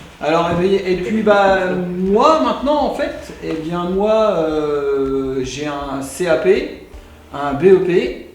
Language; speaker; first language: French; native; French